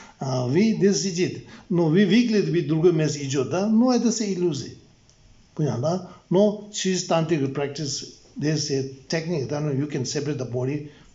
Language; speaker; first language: Russian; non-native, learner; Tibetan